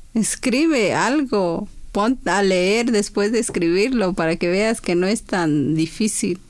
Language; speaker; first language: Spanish; non-native, local second language; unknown